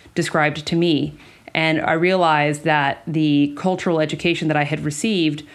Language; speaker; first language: English; early bilingual, other home language; Spanish